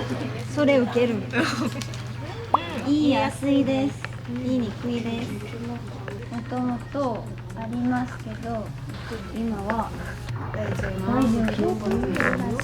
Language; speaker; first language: Japanese; non-native, learner; Korean